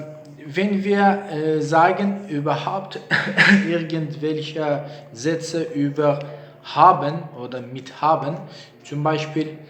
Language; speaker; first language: German; non-native, learner; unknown